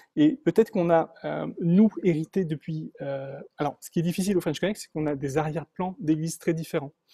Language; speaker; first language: French; native; French